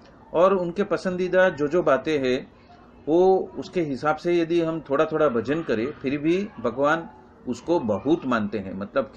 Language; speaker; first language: Hindi; non-native, local second language; Gujarati